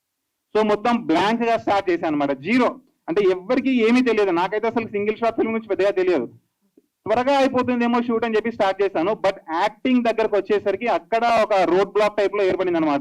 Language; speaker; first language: Telugu; native; Telugu